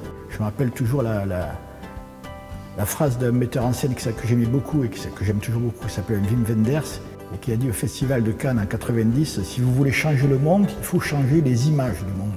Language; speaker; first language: French; native; French